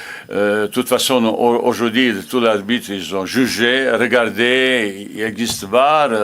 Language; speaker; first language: French; non-native, learner; Bosnian